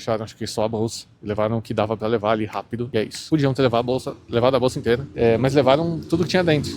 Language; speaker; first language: Portuguese; native; Portuguese